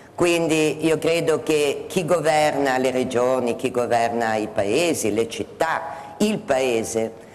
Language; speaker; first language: Italian; native; Italian